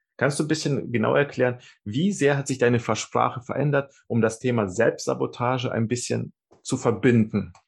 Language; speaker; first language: German; early bilingual, other home language; Russian